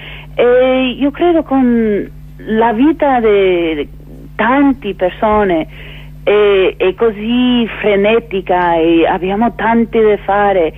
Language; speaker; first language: Italian; non-native, fluent; English